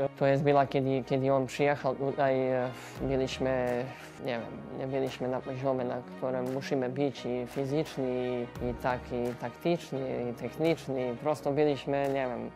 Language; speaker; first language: Polish; non-native, learner; Serbian